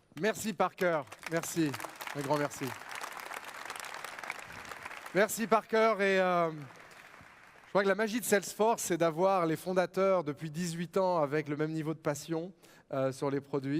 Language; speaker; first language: French; native; French